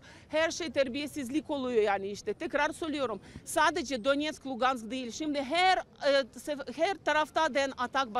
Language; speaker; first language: Turkish; non-native, learner; Ukrainian